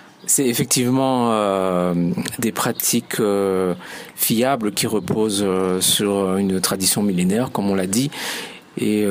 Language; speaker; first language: French; native; French